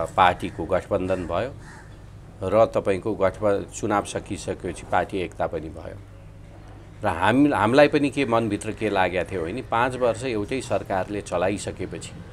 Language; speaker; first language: Nepali; native; Nepali